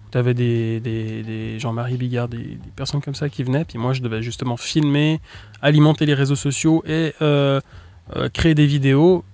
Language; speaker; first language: French; native; French